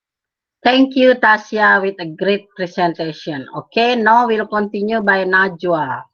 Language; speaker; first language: English; non-native, fluent; Indonesian